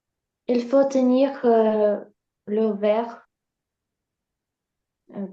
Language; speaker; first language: French; non-native, learner; Ukrainian